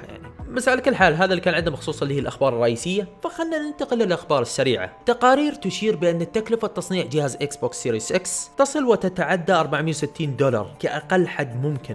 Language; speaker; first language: Arabic; native; Arabic